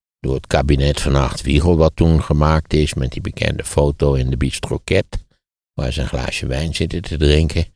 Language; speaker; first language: Dutch; native; Dutch